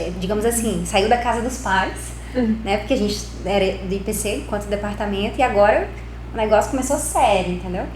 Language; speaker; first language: Portuguese; native; Portuguese